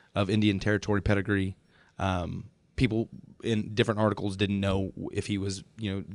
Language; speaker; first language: English; early bilingual, other home language; German